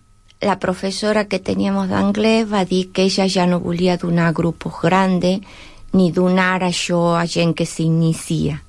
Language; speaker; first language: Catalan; non-native, learner; Spanish